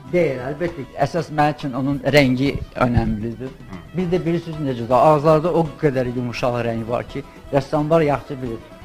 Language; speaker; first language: Azerbaijani; native; Azerbaijani